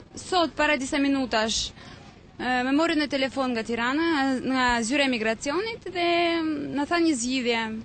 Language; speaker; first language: Albanian; non-native, fluent; Romanian